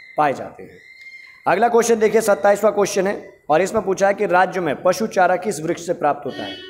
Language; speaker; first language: Hindi; native; Hindi